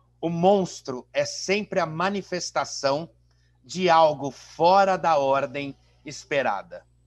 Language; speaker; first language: Portuguese; native; Portuguese